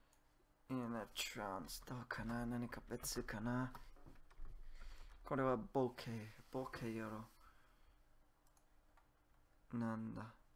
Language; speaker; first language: Japanese; non-native, learner; English